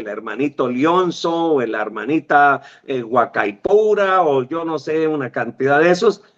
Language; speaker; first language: Spanish; native; Spanish